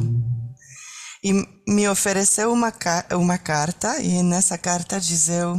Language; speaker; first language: Portuguese; non-native, learner; French